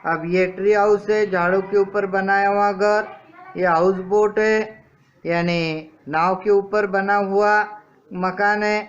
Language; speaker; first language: Hindi; non-native, local second language; Marathi